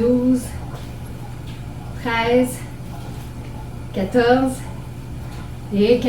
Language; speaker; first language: French; native; French